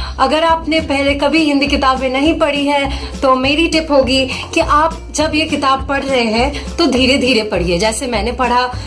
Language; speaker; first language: Hindi; non-native, local second language; Bangla